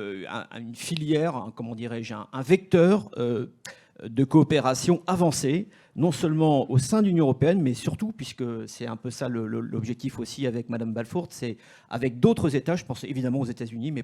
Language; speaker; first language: French; native; French